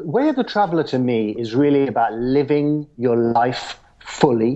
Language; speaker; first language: English; native; English